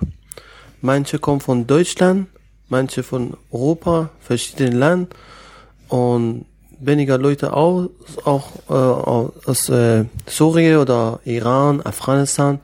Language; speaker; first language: German; non-native, learner; Persian